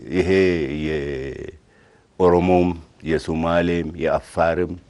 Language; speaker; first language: Amharic; non-native, local second language; Oromo